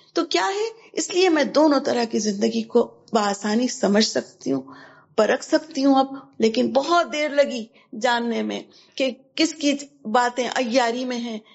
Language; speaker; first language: Urdu; native; Urdu